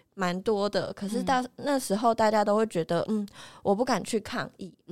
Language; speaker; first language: Chinese; native; Chinese